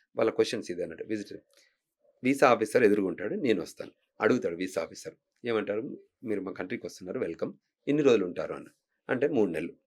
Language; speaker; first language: Telugu; native; Telugu